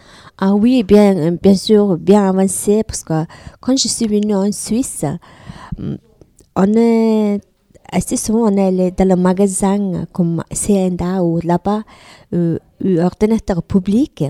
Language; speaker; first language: French; non-native, learner; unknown